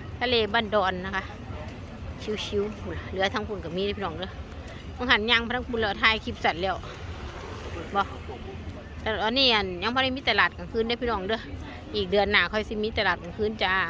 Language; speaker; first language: Thai; non-native, local second language; Lao